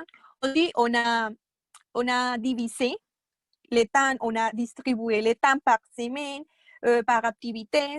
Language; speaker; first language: French; non-native, fluent; Spanish